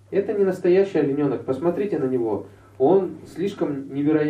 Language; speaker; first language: Russian; native; Russian